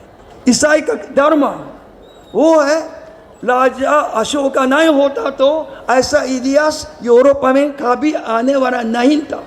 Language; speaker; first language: Hindi; non-native, learner; Japanese